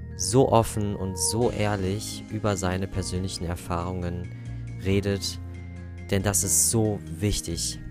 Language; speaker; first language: German; native; German